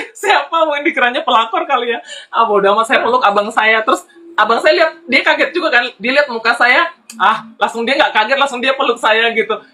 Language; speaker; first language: Indonesian; native; Indonesian